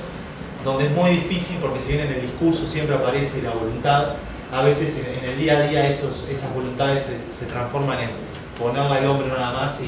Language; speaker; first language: Spanish; native; Spanish